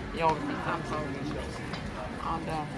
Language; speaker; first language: Swedish; early bilingual, other home language; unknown